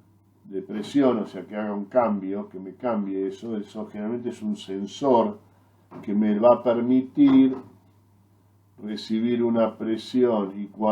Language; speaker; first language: Spanish; native; Spanish